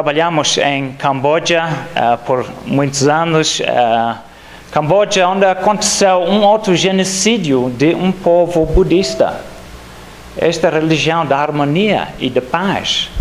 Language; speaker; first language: Portuguese; non-native, fluent; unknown